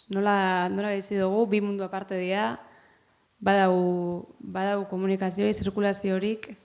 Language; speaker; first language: Basque; native; Basque